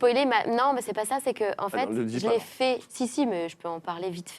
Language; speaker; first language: French; native; French